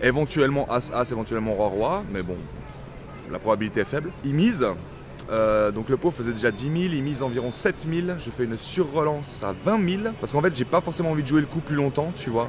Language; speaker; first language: French; native; French